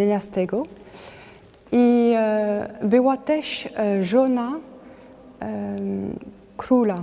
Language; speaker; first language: Polish; non-native, learner; French